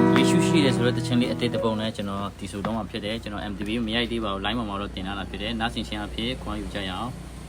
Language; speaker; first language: Burmese; non-native, local second language; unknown